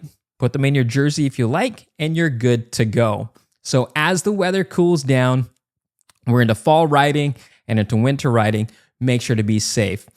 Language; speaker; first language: English; native; English